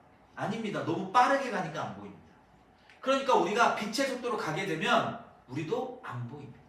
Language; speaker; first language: Korean; native; Korean